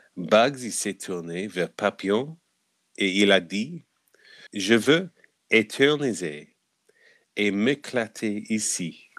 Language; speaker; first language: French; non-native, learner; English